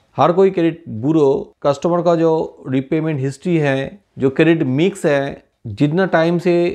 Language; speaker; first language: Hindi; non-native, local second language; Bangla